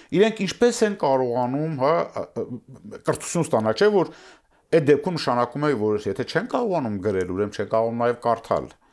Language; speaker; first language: Armenian; native; Armenian